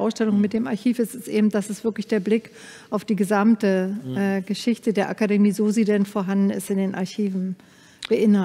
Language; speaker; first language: German; native; German